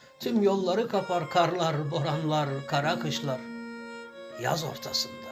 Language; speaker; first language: Turkish; native; Turkish